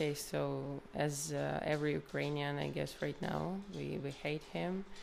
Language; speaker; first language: English; non-native, fluent; Ukrainian